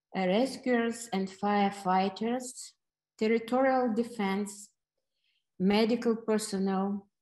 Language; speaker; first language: English; non-native, fluent; Ukrainian